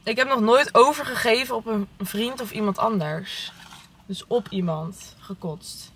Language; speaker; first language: Dutch; native; Dutch